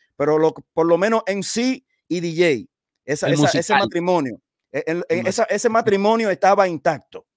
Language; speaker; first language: Spanish; native; Spanish